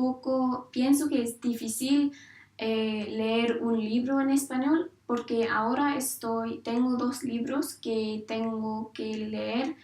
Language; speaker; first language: Spanish; non-native, learner; English